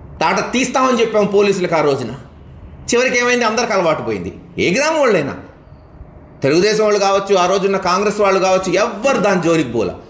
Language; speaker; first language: Telugu; native; Telugu